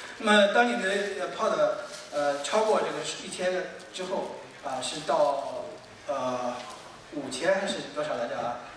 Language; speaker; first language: Chinese; native; Chinese